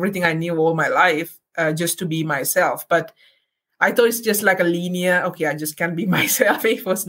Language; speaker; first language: English; non-native, local second language; Sinhala